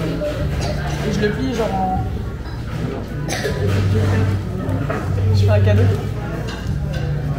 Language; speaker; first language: French; native; French